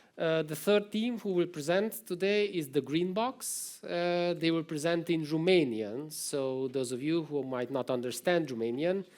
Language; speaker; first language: English; non-native, fluent; Romanian